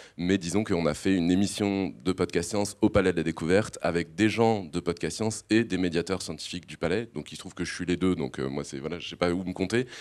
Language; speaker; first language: French; native; French